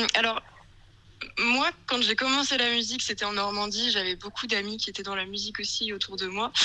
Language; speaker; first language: French; native; French